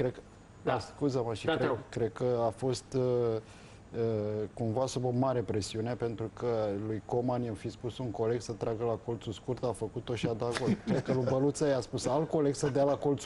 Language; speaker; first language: Romanian; native; Romanian